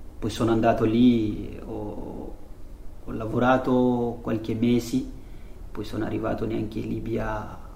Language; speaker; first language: Italian; non-native, learner; Fula